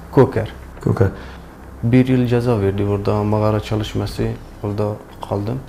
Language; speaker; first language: Turkish; non-native, learner; Kurdish